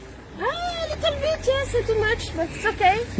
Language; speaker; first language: English; non-native, learner; French